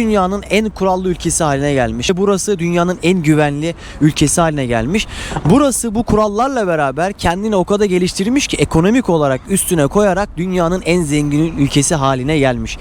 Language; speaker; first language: Turkish; native; Turkish